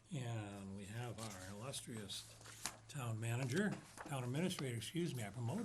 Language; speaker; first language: English; native; English